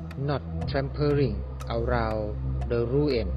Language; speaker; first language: English; non-native, learner; Thai